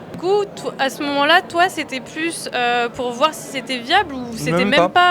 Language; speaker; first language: French; native; French